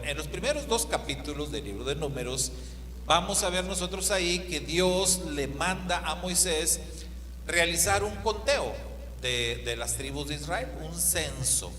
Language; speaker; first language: Spanish; native; Spanish